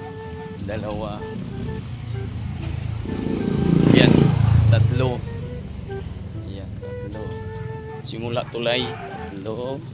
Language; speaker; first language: Filipino; native; Filipino